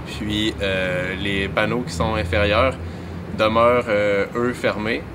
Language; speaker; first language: French; native; French